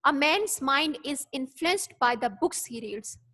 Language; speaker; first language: English; non-native, local second language; Urdu